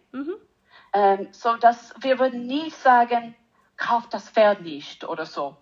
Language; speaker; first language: German; non-native, learner; English